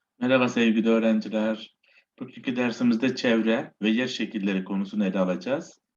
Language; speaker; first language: Turkish; native; Turkish